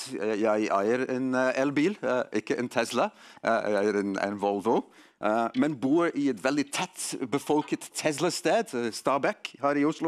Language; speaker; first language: Norwegian; non-native, fluent; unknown